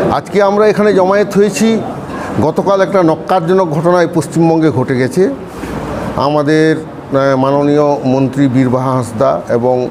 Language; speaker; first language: Bangla; non-native, local second language; Santali